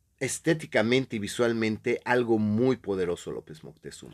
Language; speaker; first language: Spanish; native; Spanish